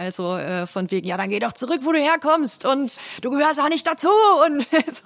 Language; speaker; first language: German; native; German